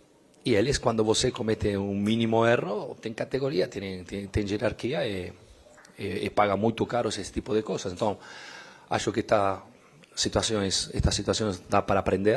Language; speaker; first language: Portuguese; non-native, fluent; Spanish